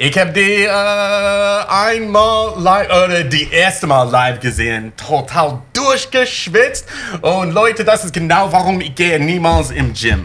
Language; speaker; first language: German; non-native, fluent; English